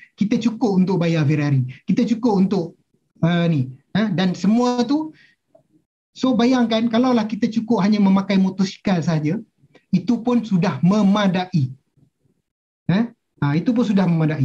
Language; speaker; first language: Malay; native; Malay